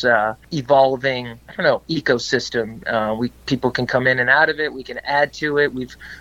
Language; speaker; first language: English; native; English